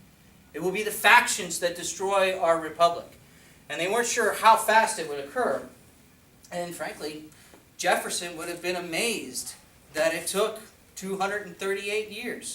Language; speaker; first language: English; native; English